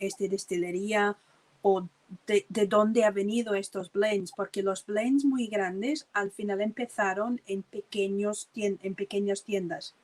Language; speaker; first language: Spanish; non-native, fluent; English